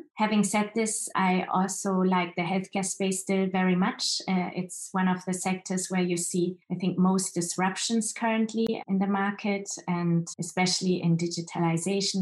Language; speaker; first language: English; non-native, fluent; Chinese